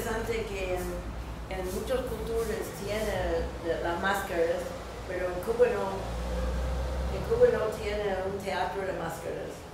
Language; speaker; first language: Spanish; non-native, fluent; English